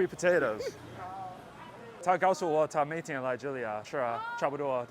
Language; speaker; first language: Chinese; non-native, learner; English